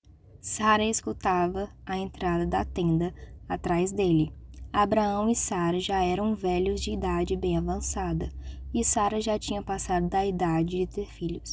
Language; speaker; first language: Portuguese; native; Portuguese